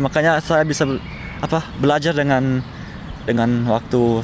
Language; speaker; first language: Indonesian; early bilingual, heritage; Indonesian